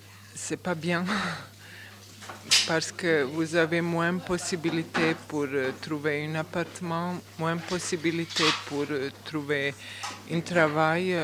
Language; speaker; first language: French; non-native, learner; Bosnian